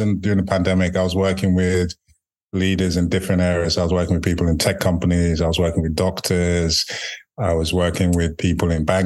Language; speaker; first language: English; native; English